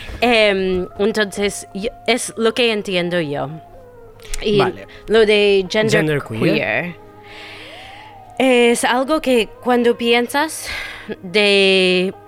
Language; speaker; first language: Spanish; non-native, fluent; English